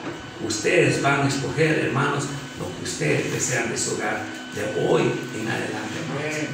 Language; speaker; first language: Spanish; native; Spanish